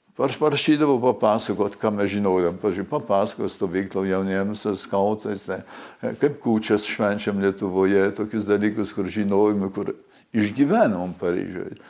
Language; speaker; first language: Lithuanian; early bilingual, heritage; Lithuanian